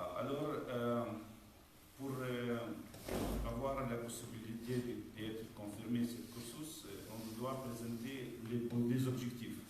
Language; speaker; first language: French; non-native, fluent; Romanian